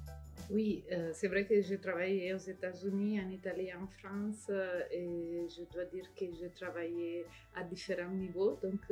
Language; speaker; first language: French; non-native, fluent; Italian